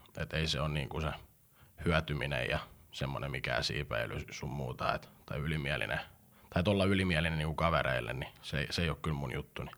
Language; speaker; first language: Finnish; native; Finnish